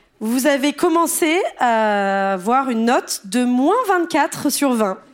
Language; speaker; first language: French; native; French